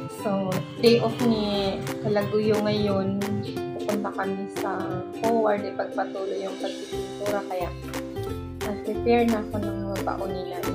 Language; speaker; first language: Filipino; non-native, local second language; Cebuano